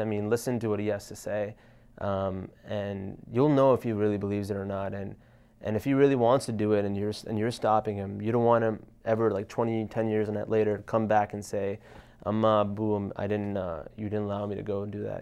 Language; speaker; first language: English; early bilingual, other home language; Urdu